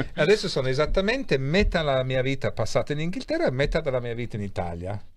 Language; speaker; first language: Italian; early bilingual, heritage; Italian